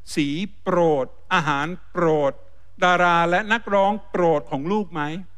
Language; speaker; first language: Thai; non-native, fluent; English